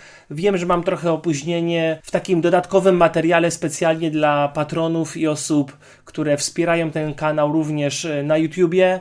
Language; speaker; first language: Polish; native; Polish